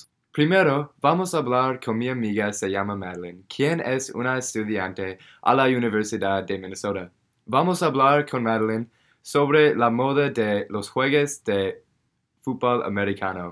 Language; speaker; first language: Spanish; non-native, learner; English